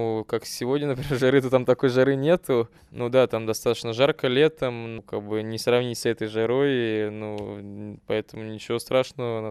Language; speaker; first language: Russian; native; Russian